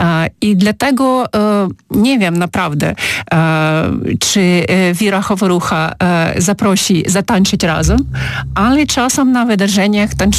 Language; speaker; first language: Polish; non-native, fluent; Ukrainian